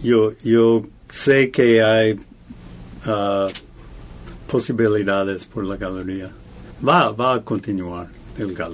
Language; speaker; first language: Spanish; non-native, fluent; English